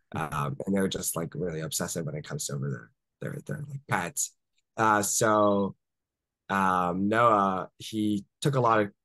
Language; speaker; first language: English; native; English